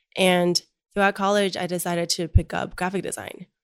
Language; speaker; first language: English; early bilingual, other home language; Chinese